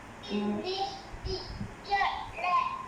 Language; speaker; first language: English; non-native, learner; Malay